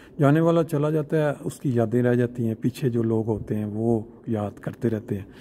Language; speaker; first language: Urdu; non-native, local second language; Punjabi